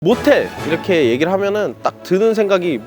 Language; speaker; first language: Korean; native; Korean